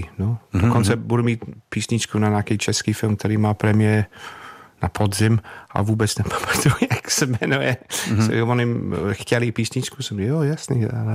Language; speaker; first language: Czech; non-native, fluent; English